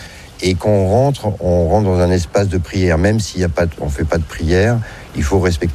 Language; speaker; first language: French; native; French